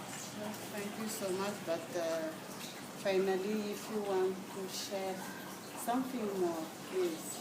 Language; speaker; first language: English; non-native, fluent; Malagasy